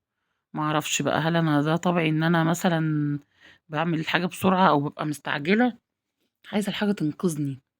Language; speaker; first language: Arabic; native; Arabic